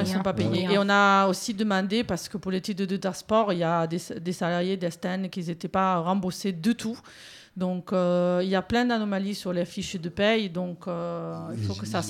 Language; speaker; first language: French; native; French